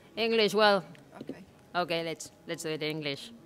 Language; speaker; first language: English; non-native, learner; Spanish